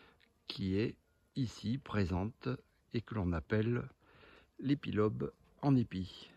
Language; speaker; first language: French; native; French